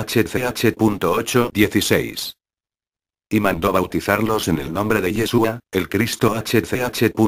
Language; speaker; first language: Spanish; native; Spanish